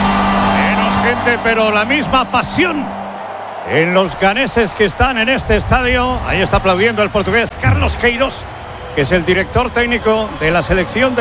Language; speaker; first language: Spanish; native; Spanish